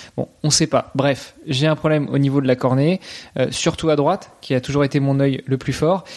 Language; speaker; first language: French; native; French